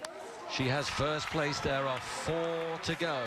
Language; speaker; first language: English; native; English